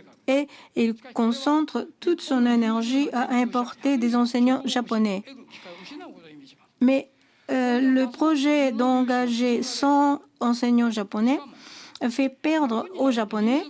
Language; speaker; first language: French; non-native, fluent; Japanese